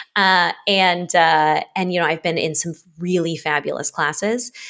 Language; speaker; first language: English; native; English